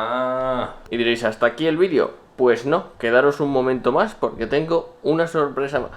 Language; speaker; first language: Spanish; native; Spanish